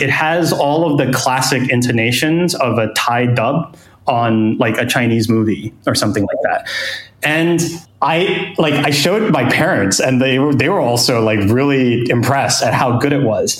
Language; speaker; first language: English; non-native, fluent; Thai